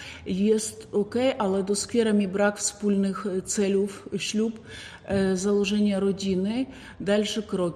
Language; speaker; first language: Polish; non-native, fluent; Ukrainian